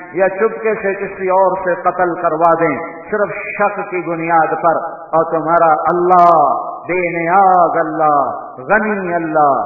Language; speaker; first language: Urdu; non-native, local second language; Punjabi